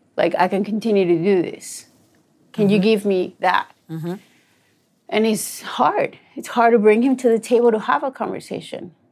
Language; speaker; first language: English; non-native, fluent; Spanish